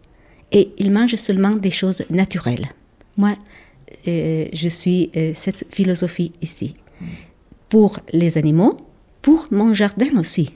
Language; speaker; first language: French; non-native, local second language; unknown